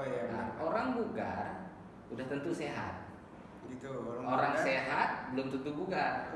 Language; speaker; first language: Indonesian; native; Indonesian